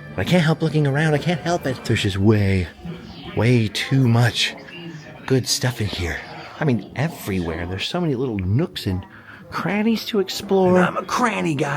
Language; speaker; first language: English; native; English